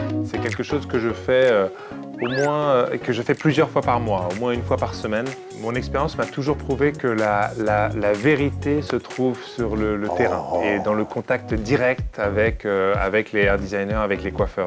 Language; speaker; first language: French; native; French